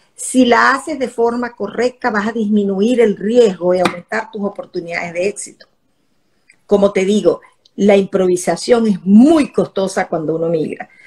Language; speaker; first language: Spanish; native; Spanish